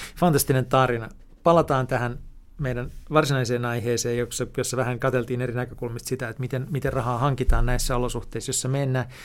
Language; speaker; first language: Finnish; native; Finnish